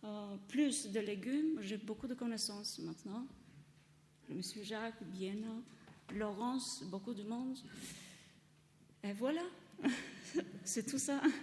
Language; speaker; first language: French; non-native, learner; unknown